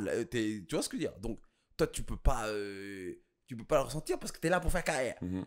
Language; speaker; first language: French; early bilingual, other home language; Kabuverdianu